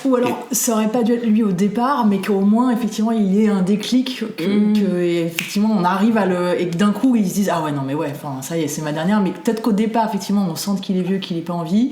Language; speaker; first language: French; native; French